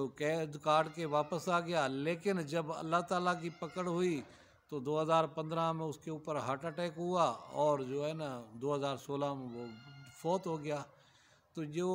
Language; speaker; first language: Urdu; native; Urdu